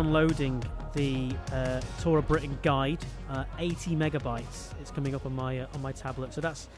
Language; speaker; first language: English; native; English